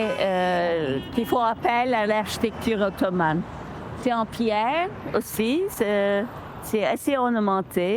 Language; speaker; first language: French; non-native, fluent; Turkish